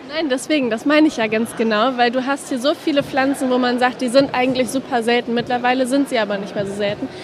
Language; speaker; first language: German; native; German